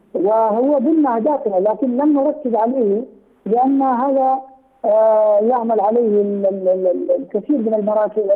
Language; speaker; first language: Arabic; non-native, fluent; Urdu